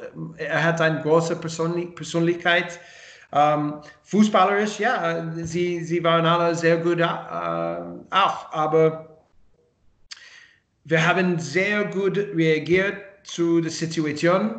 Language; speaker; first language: German; non-native, learner; English